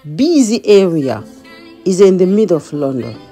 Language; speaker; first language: English; non-native, fluent; Lingala